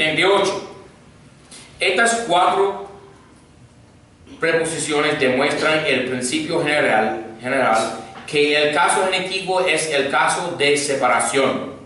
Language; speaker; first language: Spanish; non-native, fluent; English